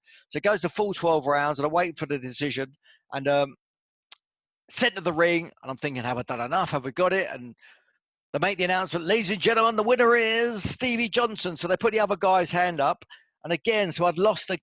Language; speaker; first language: English; native; English